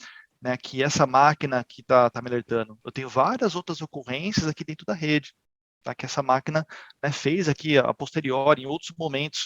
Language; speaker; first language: Portuguese; native; Portuguese